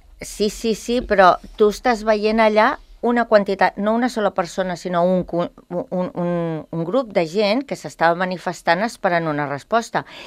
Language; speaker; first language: Catalan; native; Catalan